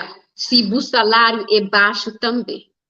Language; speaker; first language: Portuguese; non-native, learner; Kabuverdianu